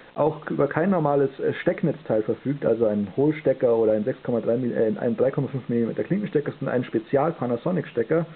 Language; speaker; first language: German; native; German